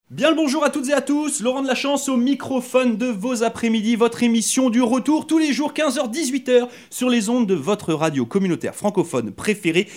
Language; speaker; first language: French; native; French